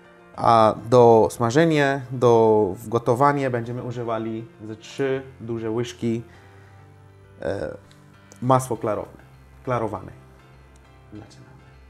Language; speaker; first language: Polish; non-native, learner; Hindi